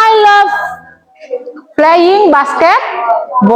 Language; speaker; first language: English; non-native, learner; Indonesian